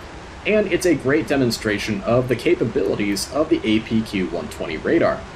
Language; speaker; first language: English; native; English